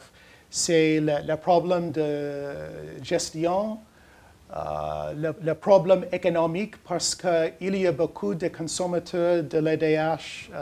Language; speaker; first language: French; non-native, learner; English